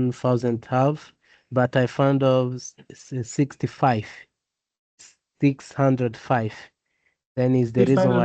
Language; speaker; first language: English; non-native, learner; Portuguese